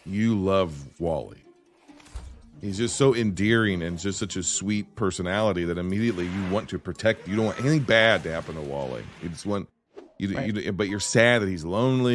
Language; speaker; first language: English; native; English